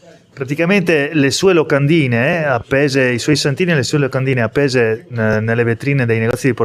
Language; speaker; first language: Italian; native; Italian